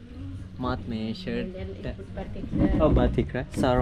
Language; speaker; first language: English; non-native, local second language; Sinhala